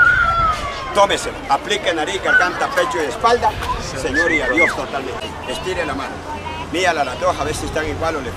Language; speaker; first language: Spanish; native; Spanish